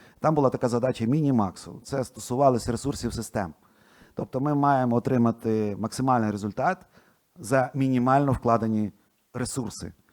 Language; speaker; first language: Ukrainian; non-native, local second language; Russian